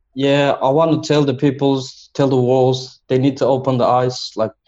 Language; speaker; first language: English; non-native, learner; Chinese